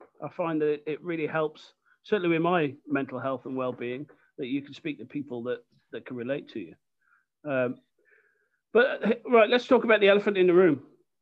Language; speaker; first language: English; native; English